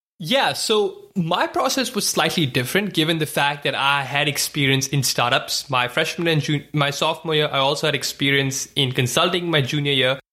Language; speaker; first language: English; non-native, local second language; Hindi